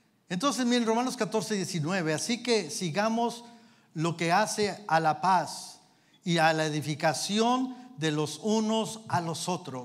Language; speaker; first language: Spanish; early bilingual, heritage; Spanish